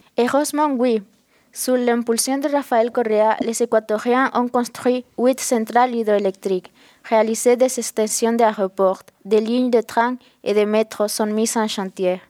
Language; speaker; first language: French; non-native, fluent; Spanish